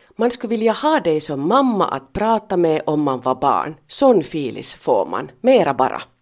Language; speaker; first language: Swedish; non-native, local second language; Finnish